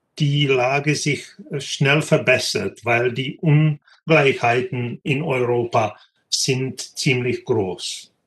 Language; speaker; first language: German; non-native, fluent; Czech